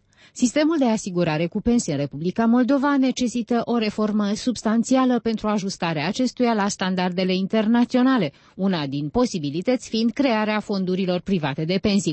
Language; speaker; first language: Romanian; native; Romanian